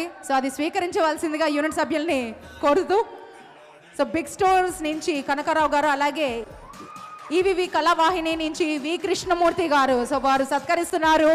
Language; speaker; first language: Telugu; native; Telugu